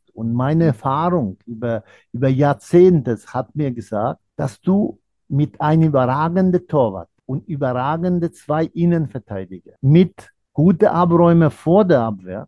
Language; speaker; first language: German; non-native, fluent; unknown